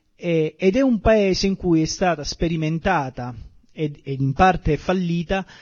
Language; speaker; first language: Italian; native; Italian